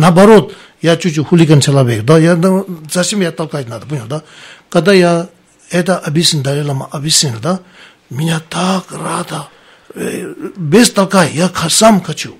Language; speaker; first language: Russian; non-native, learner; Tibetan